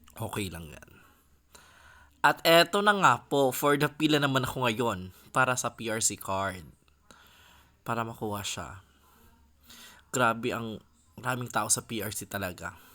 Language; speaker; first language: Filipino; non-native, local second language; Bikol